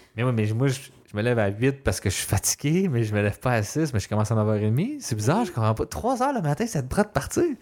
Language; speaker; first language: French; native; French